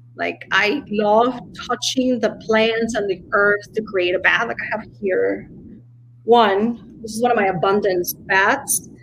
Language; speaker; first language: English; non-native, fluent; Spanish